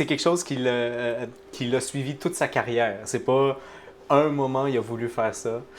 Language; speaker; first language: French; native; French